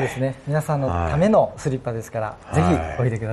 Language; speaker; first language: Japanese; native; Japanese